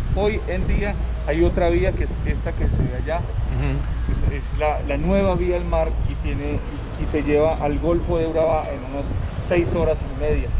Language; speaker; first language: Spanish; native; Spanish